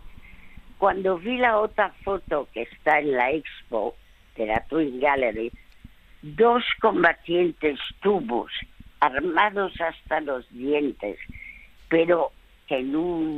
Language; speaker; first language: Spanish; early bilingual, other home language; French